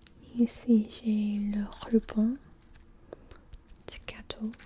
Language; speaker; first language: French; non-native, learner; English